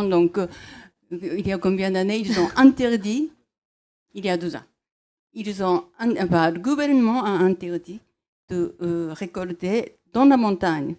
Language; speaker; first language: French; non-native, fluent; Japanese